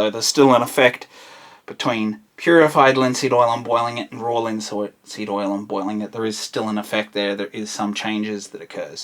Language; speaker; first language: English; native; English